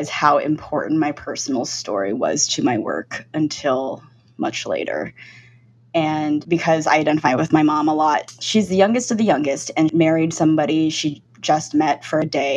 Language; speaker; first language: English; native; English